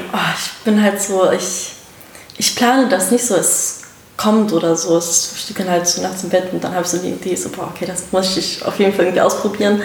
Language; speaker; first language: German; early bilingual, other home language; Russian